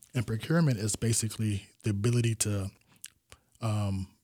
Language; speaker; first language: English; native; English